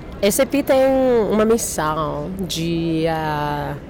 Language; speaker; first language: Portuguese; non-native, learner; English